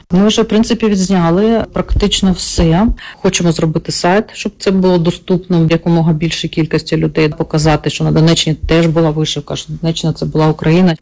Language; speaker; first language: Ukrainian; non-native, local second language; Russian